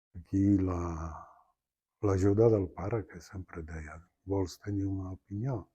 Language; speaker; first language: Catalan; non-native, fluent; Polish